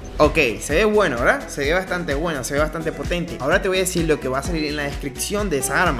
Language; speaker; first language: Spanish; native; Spanish